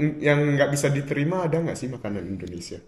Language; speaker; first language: Indonesian; native; Indonesian